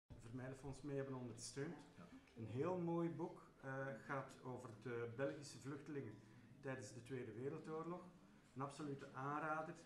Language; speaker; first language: Dutch; native; Dutch